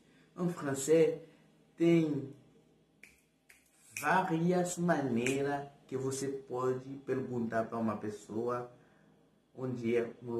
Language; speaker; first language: Portuguese; non-native, fluent; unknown